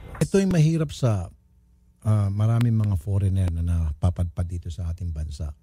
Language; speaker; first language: Filipino; native; Filipino